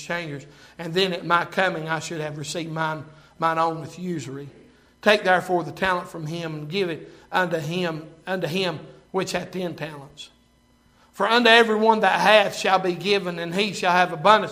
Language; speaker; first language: English; native; English